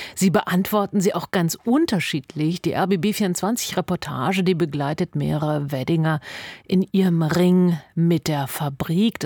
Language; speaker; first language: German; native; German